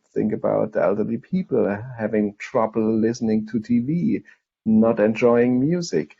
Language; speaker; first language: English; non-native, fluent; German